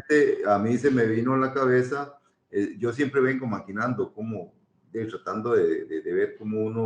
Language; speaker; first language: Spanish; native; Spanish